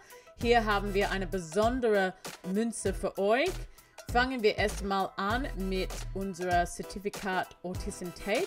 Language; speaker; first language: German; non-native, learner; English